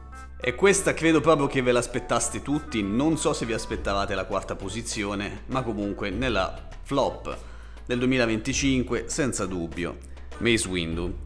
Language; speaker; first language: Italian; native; Italian